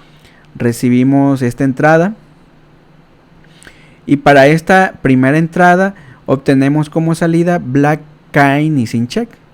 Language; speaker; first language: Spanish; native; Spanish